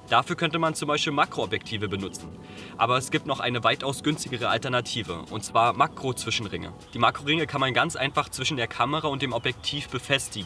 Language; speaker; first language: German; native; German